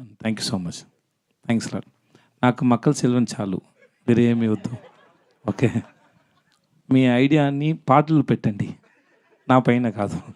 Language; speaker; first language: Telugu; non-native, learner; Tamil